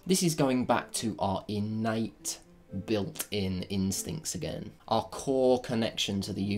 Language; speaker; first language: English; native; English